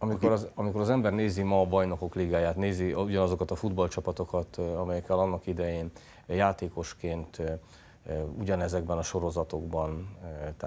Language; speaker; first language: Hungarian; native; Hungarian